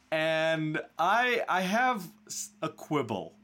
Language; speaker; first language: English; non-native, local second language; Hindi